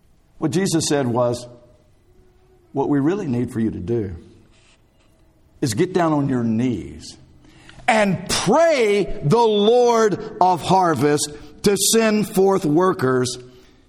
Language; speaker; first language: English; native; English